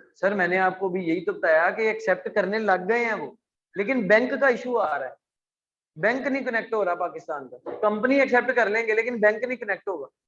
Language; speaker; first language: Urdu; non-native, local second language; Punjabi